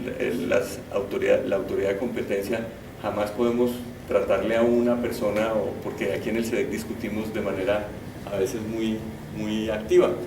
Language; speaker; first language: Spanish; native; Spanish